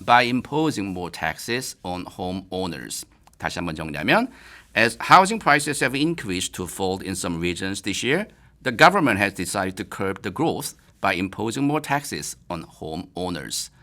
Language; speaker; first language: English; non-native, fluent; Korean